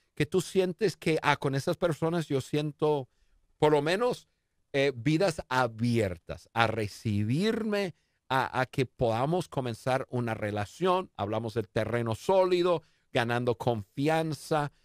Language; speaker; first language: Spanish; non-native, fluent; English